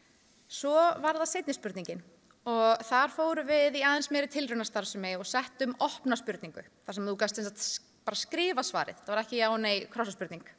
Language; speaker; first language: Icelandic; native; Icelandic